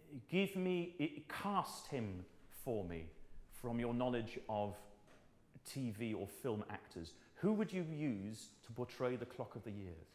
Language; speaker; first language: English; native; English